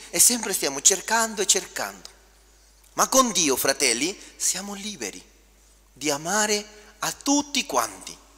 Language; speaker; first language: Italian; non-native, fluent; Spanish